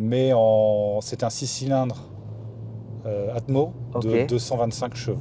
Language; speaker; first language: French; native; French